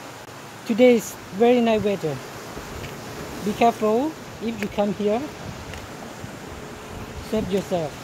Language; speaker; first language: English; non-native, learner; Thai